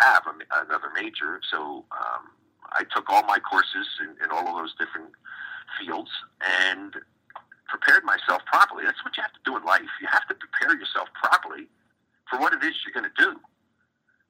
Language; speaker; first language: English; native; English